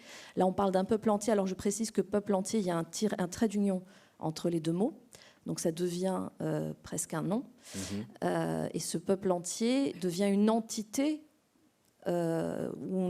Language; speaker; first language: French; native; French